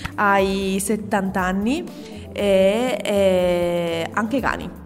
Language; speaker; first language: Italian; native; Italian